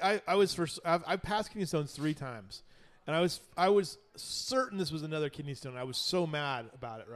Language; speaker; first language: English; native; English